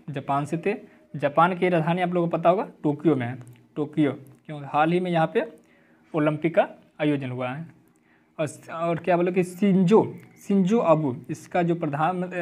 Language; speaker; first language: Hindi; native; Hindi